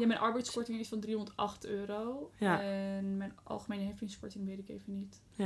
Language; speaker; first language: Dutch; native; Dutch